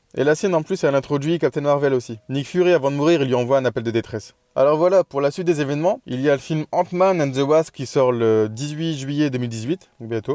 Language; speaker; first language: French; native; French